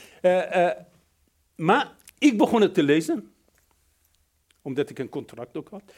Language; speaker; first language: Dutch; non-native, fluent; Persian